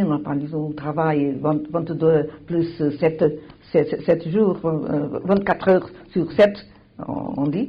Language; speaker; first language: French; non-native, learner; Portuguese